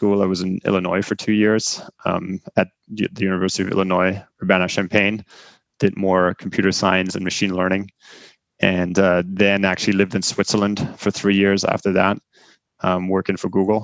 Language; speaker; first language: English; non-native, fluent; German